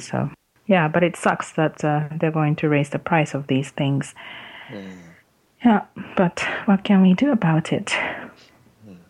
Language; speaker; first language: English; non-native, fluent; Japanese